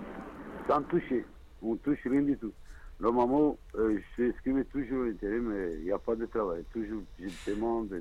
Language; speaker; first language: French; non-native, learner; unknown